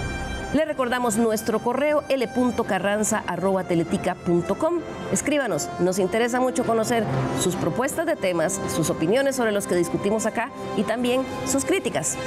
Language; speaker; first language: Spanish; native; Spanish